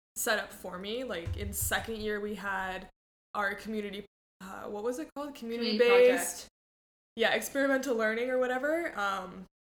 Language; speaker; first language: English; early bilingual, other home language; Spanish